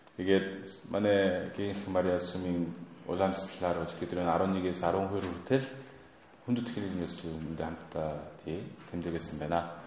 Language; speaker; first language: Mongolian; non-native, fluent; Korean